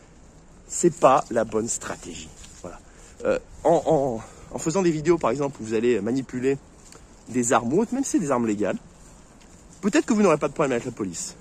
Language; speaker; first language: French; native; French